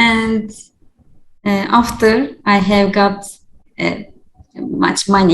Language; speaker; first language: English; non-native, learner; Turkish